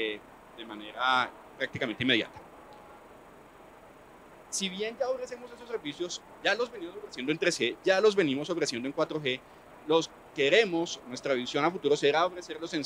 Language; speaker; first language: Spanish; native; Spanish